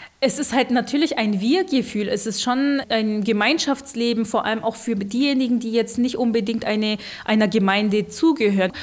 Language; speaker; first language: German; early bilingual, other home language; Turkish